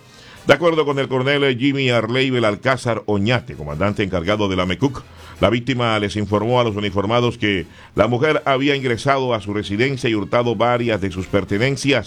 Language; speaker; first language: Spanish; native; Spanish